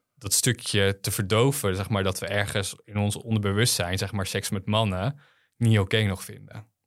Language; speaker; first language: Dutch; native; Dutch